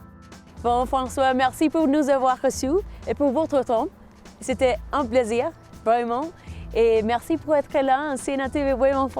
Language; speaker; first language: French; non-native, fluent; Spanish